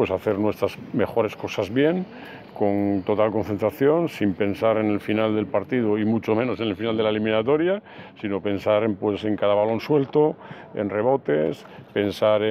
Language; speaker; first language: Spanish; native; Spanish